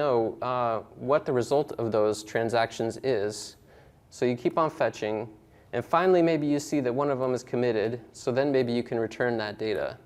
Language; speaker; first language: English; native; English